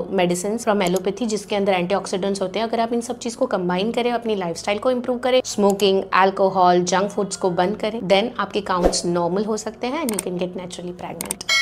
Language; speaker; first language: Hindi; non-native, local second language; Gujarati